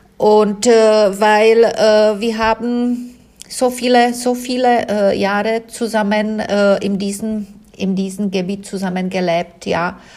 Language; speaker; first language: German; non-native, fluent; Czech